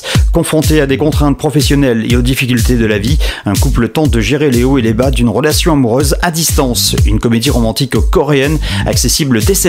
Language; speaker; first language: French; native; French